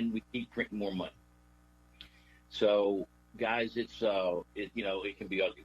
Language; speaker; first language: English; native; English